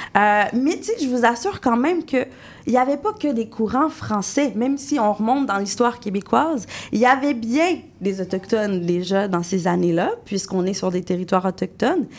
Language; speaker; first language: French; native; French